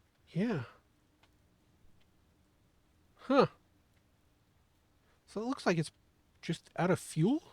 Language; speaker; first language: English; native; English